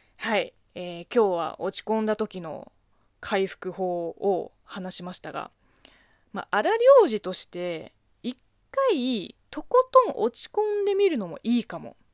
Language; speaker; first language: Japanese; non-native, fluent; Chinese